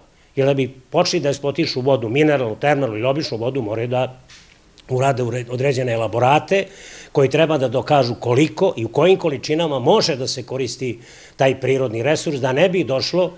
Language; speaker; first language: Serbian; native; Serbian